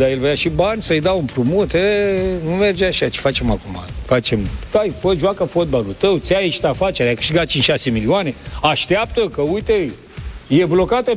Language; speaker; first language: Romanian; native; Romanian